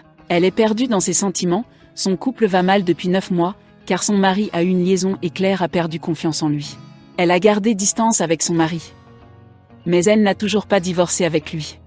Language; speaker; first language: French; non-native, local second language; Haitian Creole